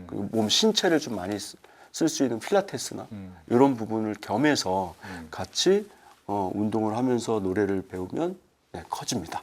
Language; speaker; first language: Korean; early bilingual, heritage; Korean